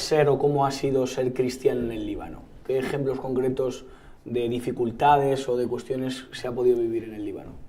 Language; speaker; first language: Spanish; native; Spanish